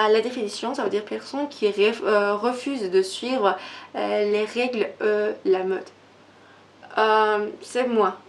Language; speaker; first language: French; non-native, learner; Persian